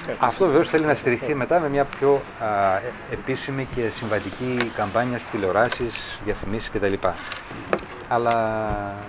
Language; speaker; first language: Greek; native; Greek